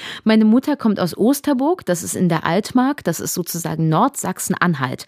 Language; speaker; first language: German; native; German